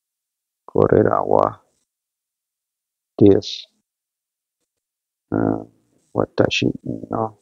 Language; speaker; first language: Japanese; non-native, learner; Spanish